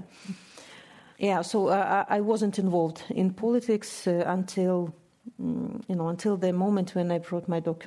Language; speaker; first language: English; non-native, fluent; Russian